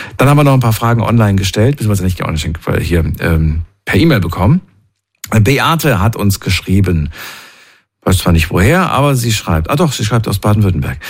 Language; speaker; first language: German; native; German